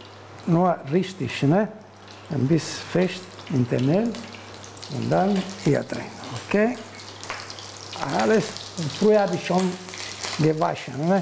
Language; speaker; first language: German; non-native, learner; Italian